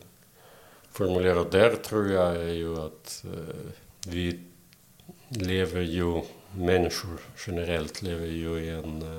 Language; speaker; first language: Swedish; non-native, fluent; Belarusian